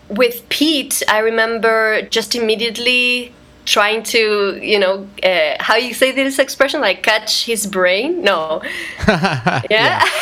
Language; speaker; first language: English; non-native, fluent; Spanish